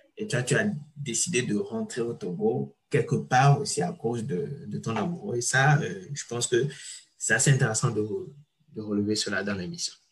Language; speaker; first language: French; non-native, local second language; Ewe